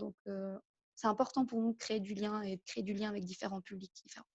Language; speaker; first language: French; native; French